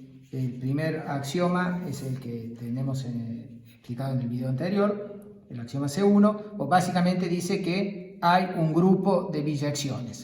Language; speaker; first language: Spanish; native; Spanish